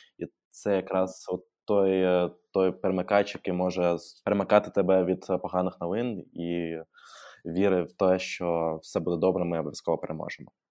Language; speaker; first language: Ukrainian; non-native, local second language; Russian